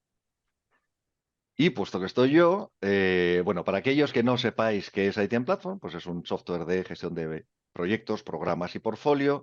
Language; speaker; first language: Spanish; native; Spanish